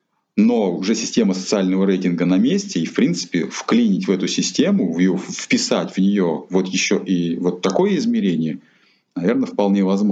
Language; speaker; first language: Russian; native; Russian